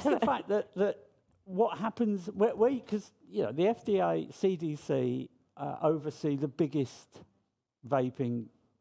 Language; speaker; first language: English; native; English